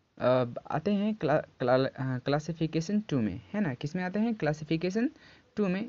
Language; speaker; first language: Hindi; native; Hindi